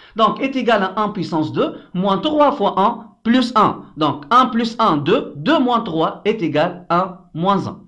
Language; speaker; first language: French; non-native, local second language; Arabic